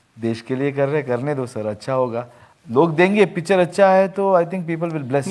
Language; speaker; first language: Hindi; non-native, local second language; Kannada